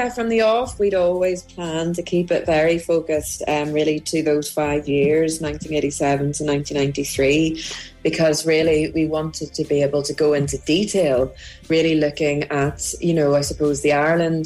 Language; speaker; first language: English; native; English